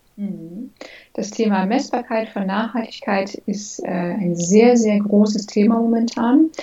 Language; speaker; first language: German; early bilingual, other home language; English